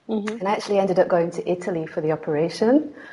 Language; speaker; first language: English; native; English